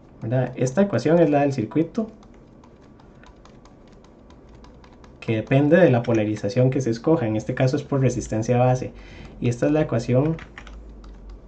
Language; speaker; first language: Spanish; native; Spanish